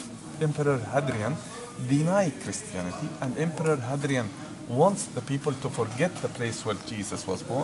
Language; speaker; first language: English; non-native, fluent; Arabic